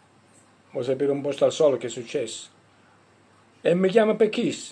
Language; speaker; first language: Italian; native; Italian